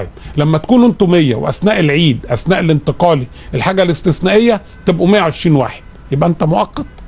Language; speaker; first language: Arabic; native; Arabic